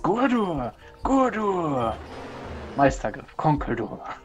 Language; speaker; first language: German; native; German